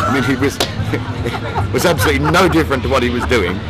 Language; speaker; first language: English; native; English